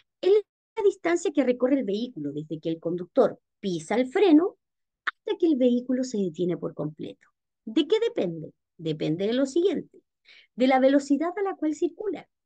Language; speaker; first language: Spanish; native; Spanish